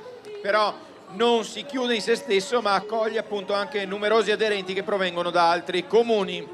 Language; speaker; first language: Italian; native; Italian